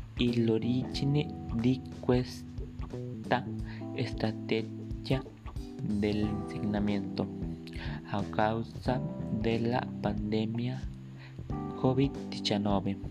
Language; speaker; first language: Italian; non-native, learner; Spanish